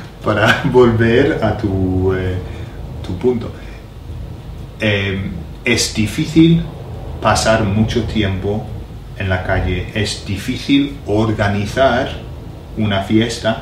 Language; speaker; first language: Spanish; non-native, learner; English